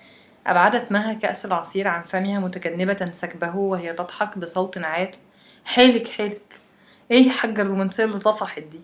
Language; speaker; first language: Arabic; native; Arabic